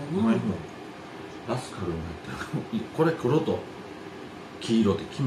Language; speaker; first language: Japanese; native; Japanese